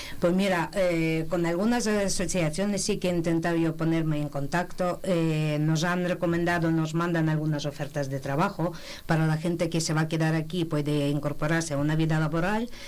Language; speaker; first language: Spanish; non-native, fluent; Ukrainian